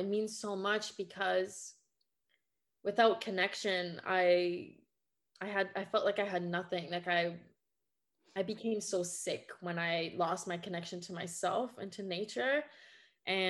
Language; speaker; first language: English; non-native, fluent; French